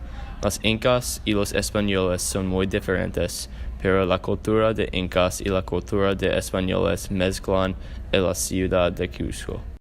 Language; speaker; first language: Spanish; non-native, learner; English